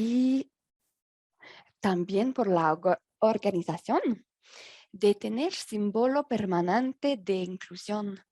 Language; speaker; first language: Spanish; non-native, learner; French